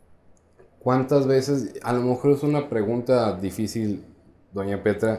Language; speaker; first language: Spanish; native; Spanish